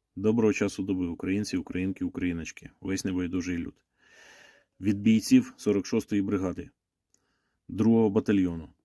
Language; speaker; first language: Ukrainian; native; Ukrainian